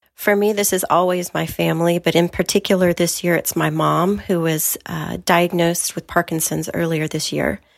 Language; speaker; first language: English; native; English